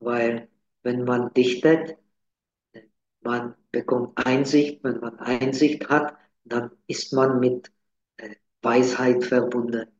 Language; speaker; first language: German; non-native, fluent; Czech